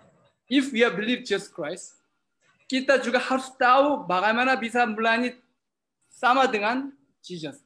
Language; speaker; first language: Indonesian; non-native, learner; Korean